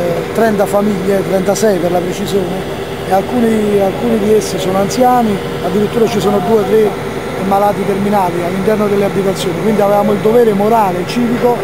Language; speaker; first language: Italian; native; Italian